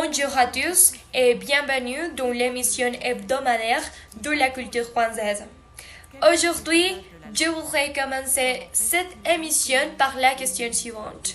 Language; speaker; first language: French; non-native, learner; Spanish